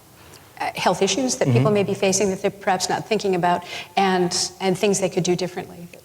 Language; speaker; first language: English; native; English